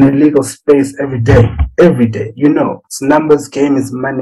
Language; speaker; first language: English; non-native, local second language; Zulu